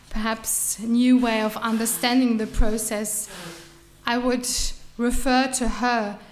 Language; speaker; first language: English; non-native, fluent; German